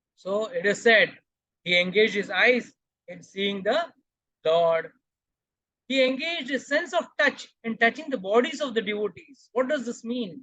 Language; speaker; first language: English; non-native, local second language; Hindi